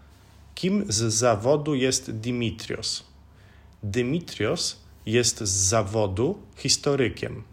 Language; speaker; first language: Polish; non-native, fluent; Czech